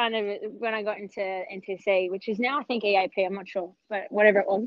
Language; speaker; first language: English; native; English